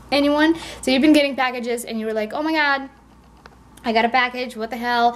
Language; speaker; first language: English; non-native, fluent; Russian